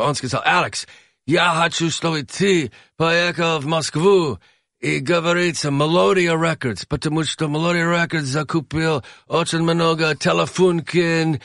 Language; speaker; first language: Russian; non-native, learner; English